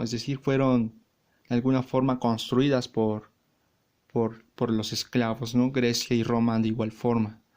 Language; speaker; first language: Spanish; native; Spanish